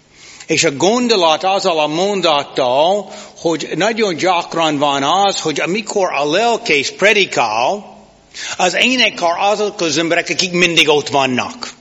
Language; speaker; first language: Hungarian; non-native, fluent; English